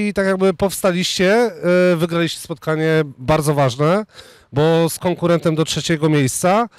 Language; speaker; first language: Polish; native; Polish